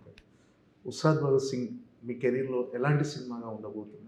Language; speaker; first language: Telugu; native; Telugu